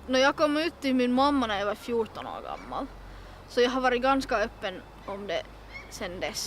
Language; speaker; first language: Swedish; non-native, local second language; Finnish